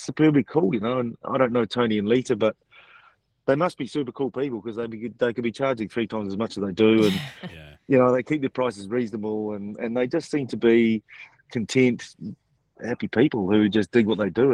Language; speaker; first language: English; native; English